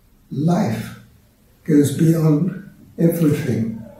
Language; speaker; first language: English; native; English